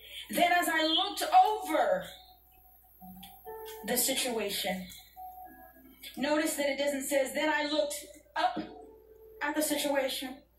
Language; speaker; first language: English; early bilingual, other home language; Spanish